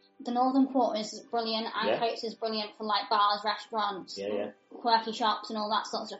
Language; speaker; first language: English; native; English